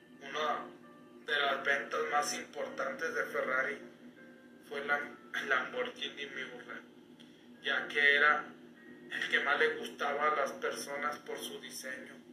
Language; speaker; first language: Spanish; native; Spanish